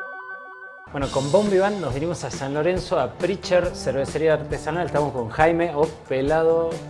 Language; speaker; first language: Spanish; native; Spanish